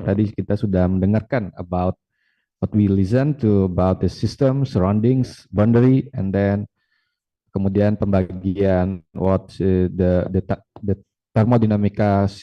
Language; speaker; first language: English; non-native, fluent; Indonesian